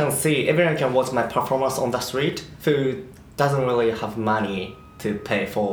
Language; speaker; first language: English; non-native, learner; Japanese